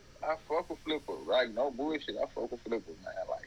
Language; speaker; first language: English; native; English